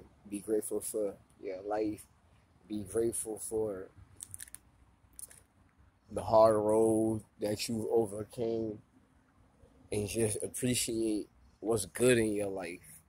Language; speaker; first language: English; native; English